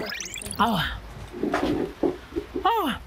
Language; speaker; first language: Korean; non-native, learner; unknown